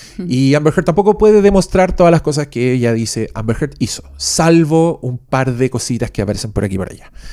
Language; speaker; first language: Spanish; native; Spanish